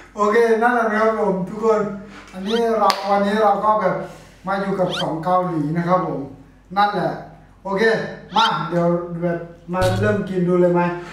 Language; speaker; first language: Thai; native; Thai